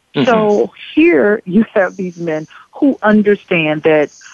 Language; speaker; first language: English; native; English